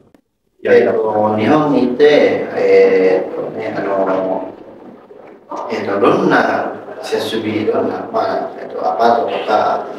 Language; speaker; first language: Japanese; non-native, learner; Indonesian